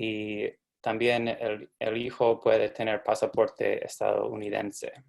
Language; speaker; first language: Spanish; non-native, fluent; English